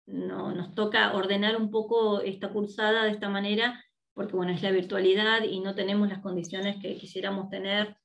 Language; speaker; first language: Spanish; native; Spanish